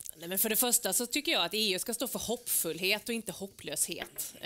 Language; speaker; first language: Swedish; native; Swedish